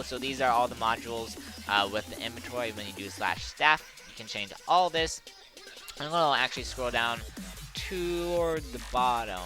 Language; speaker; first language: English; native; English